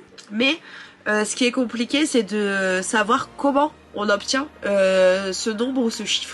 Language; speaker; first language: French; native; French